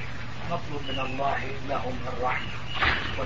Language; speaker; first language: Arabic; non-native, fluent; Turkish